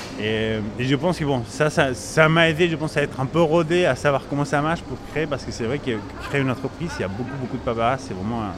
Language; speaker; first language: French; non-native, fluent; Spanish